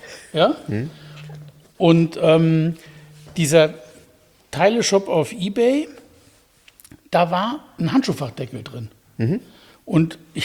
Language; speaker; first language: German; native; German